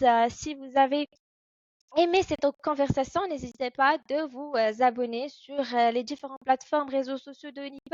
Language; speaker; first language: French; non-native, fluent; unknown